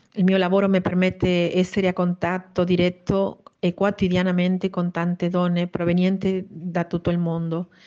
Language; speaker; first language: Italian; non-native, fluent; Spanish